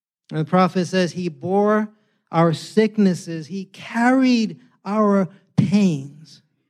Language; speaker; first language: English; early bilingual, other home language; Spanish